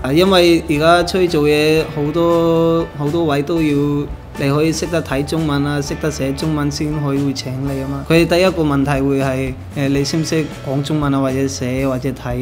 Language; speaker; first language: Cantonese; early bilingual, other home language; Urdu